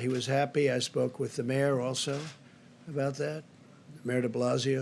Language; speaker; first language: English; native; English